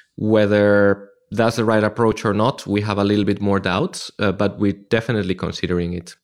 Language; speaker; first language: English; non-native, fluent; Spanish